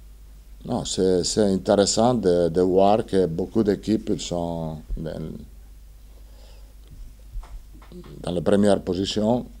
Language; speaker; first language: French; non-native, fluent; Italian